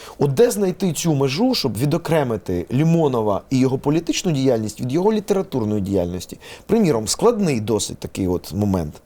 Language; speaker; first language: Ukrainian; non-native, local second language; Russian